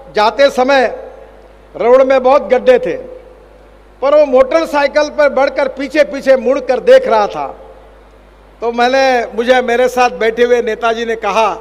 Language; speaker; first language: Hindi; non-native, local second language; Marathi